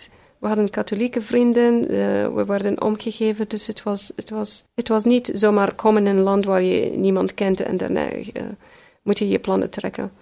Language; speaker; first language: Dutch; early bilingual, other home language; Arabic